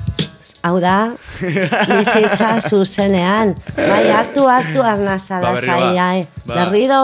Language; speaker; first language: Basque; non-native, local second language; Spanish